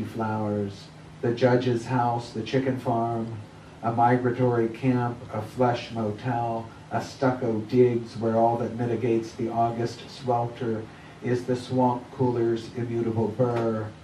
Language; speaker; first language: English; native; English